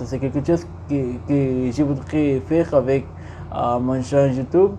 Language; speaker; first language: French; non-native, learner; Spanish